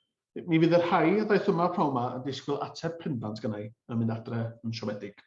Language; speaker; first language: Welsh; native; Welsh